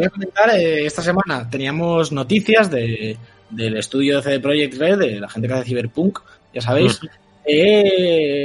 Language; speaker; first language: Spanish; native; Spanish